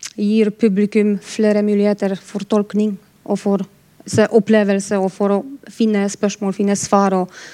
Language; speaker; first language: Norwegian; non-native, fluent; Polish